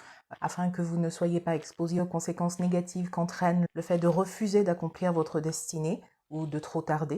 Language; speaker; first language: French; native; French